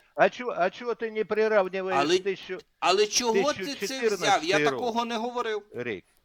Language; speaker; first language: Ukrainian; non-native, learner; Russian